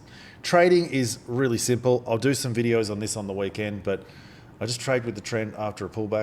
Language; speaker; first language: English; native; English